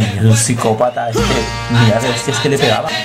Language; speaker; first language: Spanish; native; Spanish